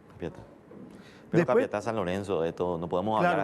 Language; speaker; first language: Spanish; native; Spanish